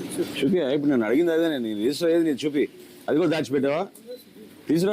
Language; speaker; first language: Telugu; native; Telugu